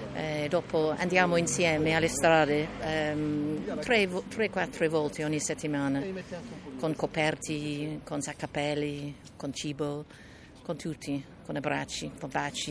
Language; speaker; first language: Italian; non-native, learner; English